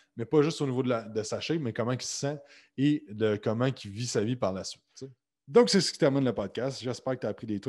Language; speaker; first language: French; native; French